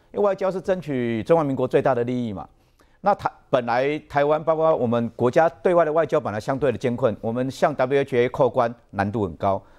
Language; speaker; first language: Chinese; native; Chinese